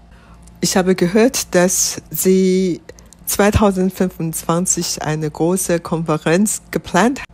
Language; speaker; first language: German; non-native, fluent; Chinese